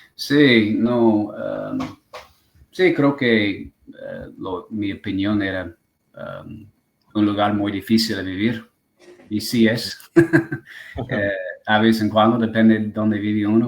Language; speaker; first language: Spanish; non-native, fluent; English